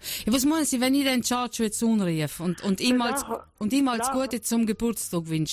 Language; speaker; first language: German; native; German